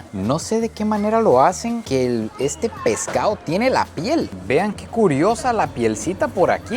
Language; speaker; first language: Spanish; native; Spanish